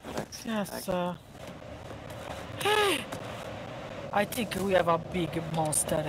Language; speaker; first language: English; non-native, learner; Hungarian